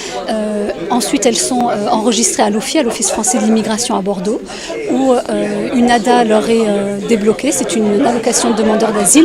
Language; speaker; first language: French; native; French